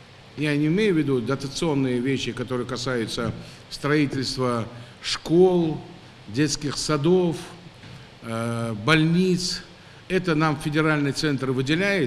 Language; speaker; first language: Russian; non-native, local second language; Ingush